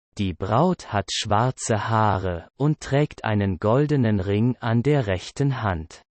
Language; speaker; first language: German; non-native, learner; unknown